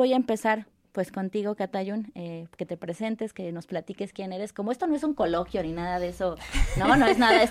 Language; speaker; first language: Spanish; native; Spanish